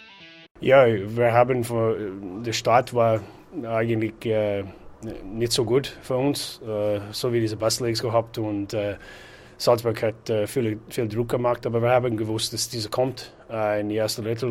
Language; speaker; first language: German; non-native, learner; English